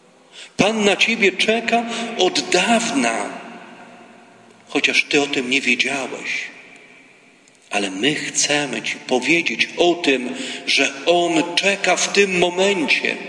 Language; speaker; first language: Polish; native; Polish